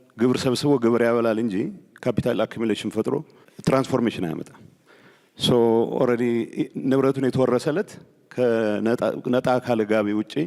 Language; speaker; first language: Amharic; non-native, local second language; Tigrinya